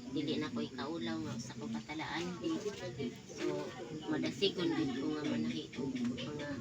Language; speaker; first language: Cebuano; non-native, local second language; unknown